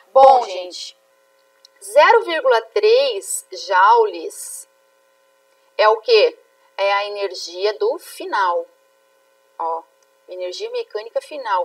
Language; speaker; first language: Portuguese; native; Portuguese